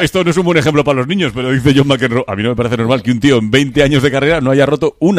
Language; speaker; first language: Spanish; native; Spanish